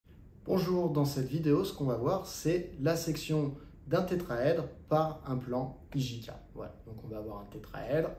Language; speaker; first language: French; native; French